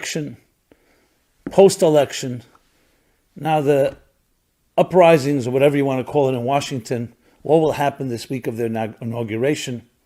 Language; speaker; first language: English; native; English